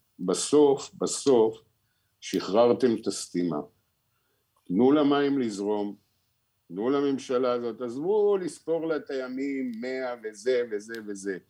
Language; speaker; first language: Hebrew; native; Hebrew